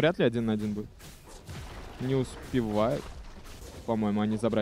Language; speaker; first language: Russian; native; Russian